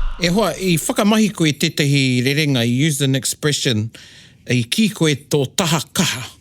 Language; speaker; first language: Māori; non-native, local second language; English